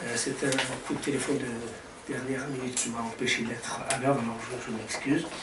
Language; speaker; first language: French; non-native, local second language; Arabic